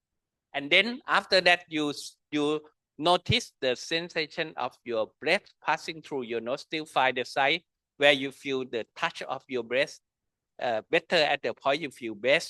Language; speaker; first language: English; non-native, learner; Thai